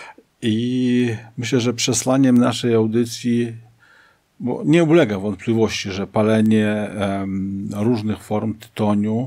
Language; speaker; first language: Polish; native; Polish